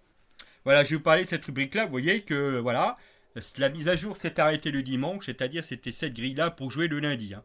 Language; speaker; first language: French; native; French